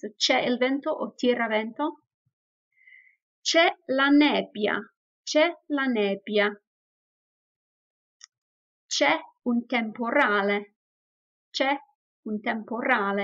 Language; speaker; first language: Italian; non-native, fluent; English